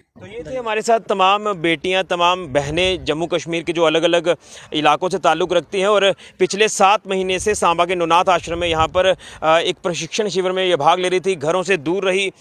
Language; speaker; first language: Hindi; non-native, local second language; Dogri